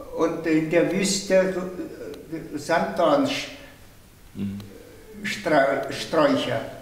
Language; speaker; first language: German; non-native, fluent; Tuvinian